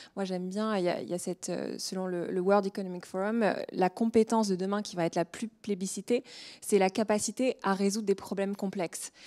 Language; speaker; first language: French; native; French